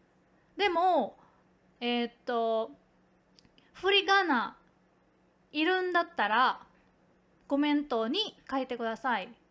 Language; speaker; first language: Japanese; non-native, fluent; Filipino